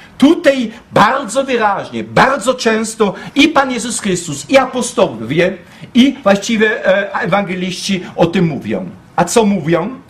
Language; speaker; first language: Polish; non-native, fluent; German